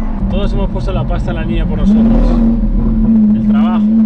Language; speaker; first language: Spanish; native; Spanish